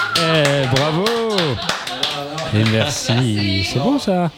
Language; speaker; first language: French; native; French